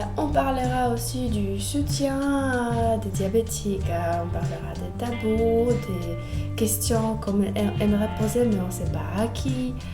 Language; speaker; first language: French; non-native, fluent; Polish